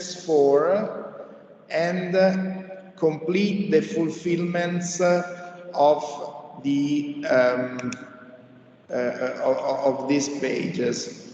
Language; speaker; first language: English; non-native, fluent; Italian